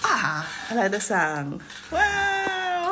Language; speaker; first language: English; non-native, learner; Cantonese